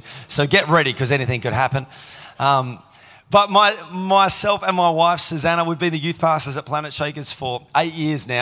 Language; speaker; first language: English; native; English